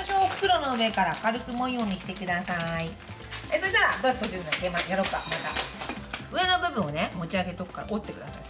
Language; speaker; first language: Japanese; native; Japanese